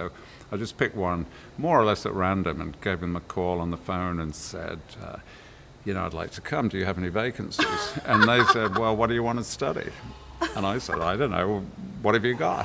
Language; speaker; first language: English; native; English